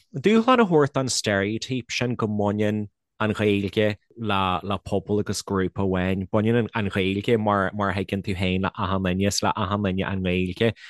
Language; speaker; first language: Irish; native; Irish